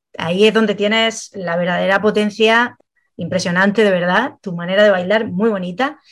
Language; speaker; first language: Spanish; native; Spanish